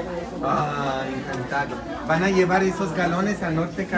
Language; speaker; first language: Spanish; non-native, fluent; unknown